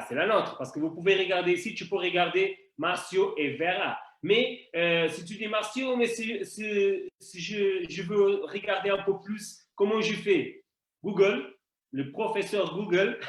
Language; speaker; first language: French; non-native, fluent; Portuguese